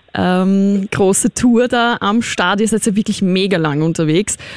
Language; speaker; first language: German; native; German